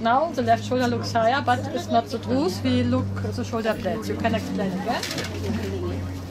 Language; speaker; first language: English; non-native, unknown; German